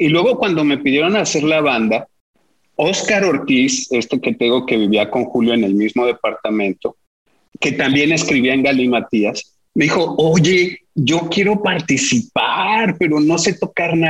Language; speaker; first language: Spanish; native; Spanish